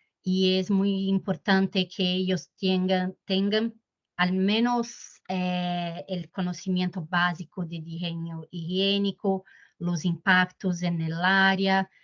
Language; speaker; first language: Spanish; non-native, fluent; Portuguese